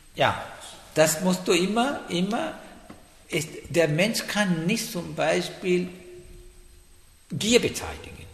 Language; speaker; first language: German; non-native, fluent; Sinhala